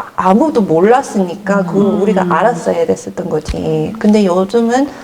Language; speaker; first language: Korean; early bilingual, other home language; English